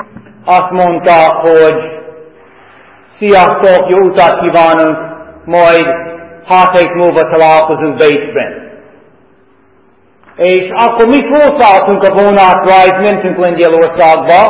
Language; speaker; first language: Hungarian; non-native, fluent; English